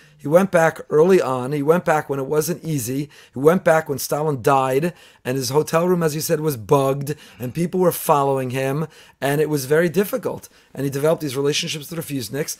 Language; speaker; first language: English; native; English